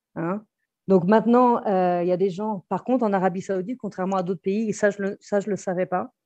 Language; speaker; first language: French; native; French